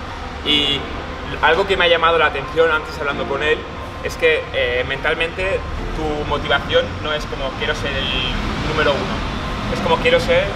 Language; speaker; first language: Spanish; native; Spanish